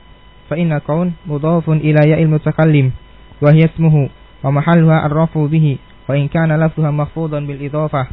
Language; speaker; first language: Arabic; non-native, learner; Indonesian